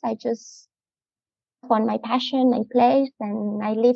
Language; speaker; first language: English; non-native, fluent; Spanish